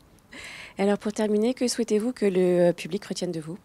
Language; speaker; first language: French; native; French